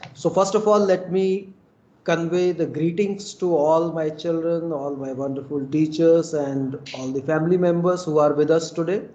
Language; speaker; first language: English; non-native, local second language; Hindi